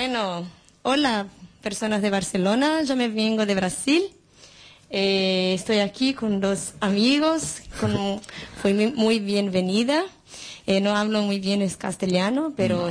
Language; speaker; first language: Spanish; non-native, learner; Portuguese